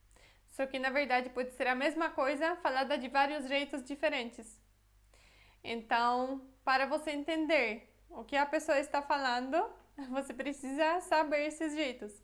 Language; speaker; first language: Portuguese; non-native, fluent; Polish